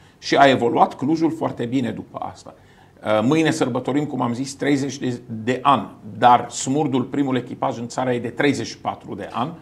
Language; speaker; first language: Romanian; non-native, fluent; Arabic